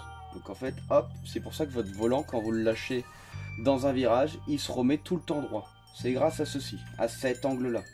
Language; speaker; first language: French; native; French